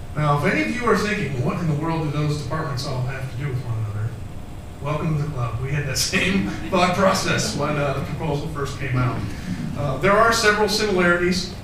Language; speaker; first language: English; native; English